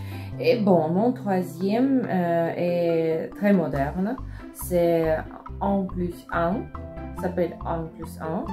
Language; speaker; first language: French; non-native, fluent; Russian